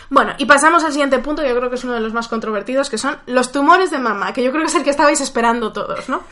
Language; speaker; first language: Spanish; native; Spanish